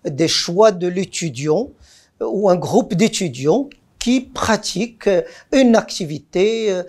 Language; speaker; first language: French; non-native, local second language; Arabic